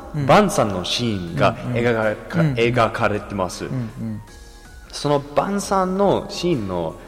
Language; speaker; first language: Japanese; non-native, fluent; English